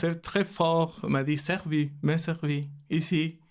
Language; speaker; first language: French; non-native, learner; Spanish